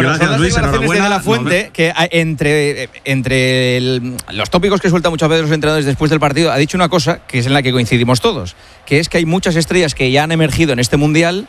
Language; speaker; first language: Spanish; native; Spanish